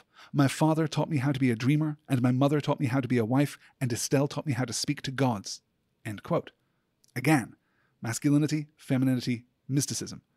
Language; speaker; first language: English; native; English